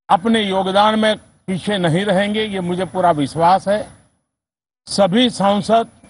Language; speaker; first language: Hindi; native; Hindi